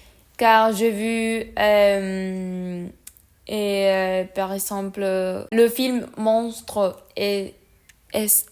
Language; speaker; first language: French; non-native, learner; Spanish